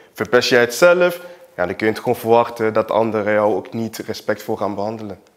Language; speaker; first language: Dutch; early bilingual, other home language; Portuguese